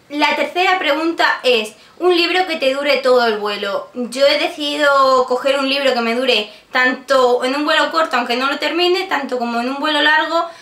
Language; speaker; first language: Spanish; native; Spanish